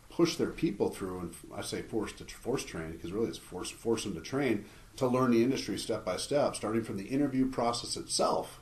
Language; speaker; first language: English; native; English